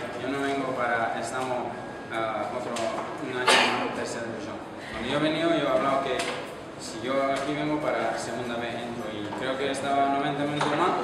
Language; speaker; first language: Spanish; non-native, learner; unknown